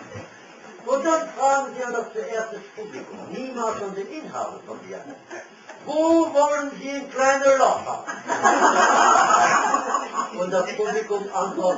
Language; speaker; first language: German; non-native, fluent; French